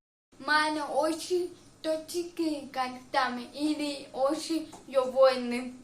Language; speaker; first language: Russian; early bilingual, other home language; Tajik